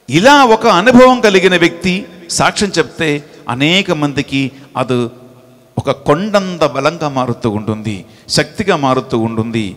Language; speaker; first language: Telugu; non-native, local second language; Malayalam